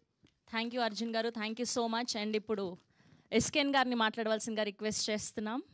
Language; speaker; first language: Telugu; native; Telugu